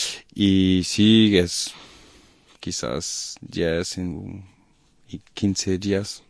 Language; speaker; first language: Spanish; non-native, learner; French